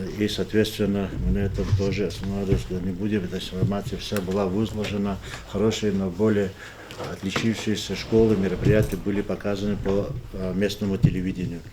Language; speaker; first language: Russian; non-native, local second language; Lezghian